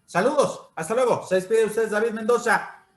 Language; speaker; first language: Spanish; native; Spanish